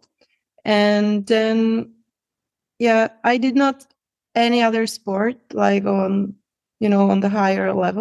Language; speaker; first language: English; non-native, fluent; Czech